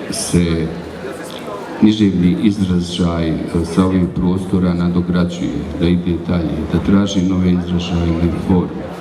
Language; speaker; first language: Bosnian; native; Bosnian